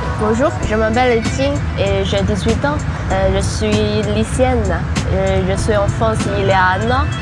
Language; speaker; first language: French; non-native, learner; Chinese